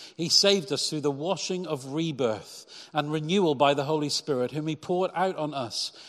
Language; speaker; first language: English; native; English